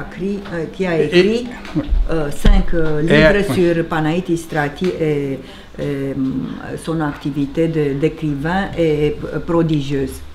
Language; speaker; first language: French; non-native, fluent; Romanian